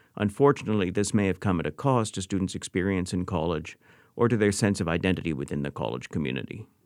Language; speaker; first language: English; native; English